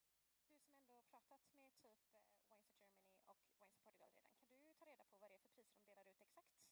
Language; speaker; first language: Swedish; native; Swedish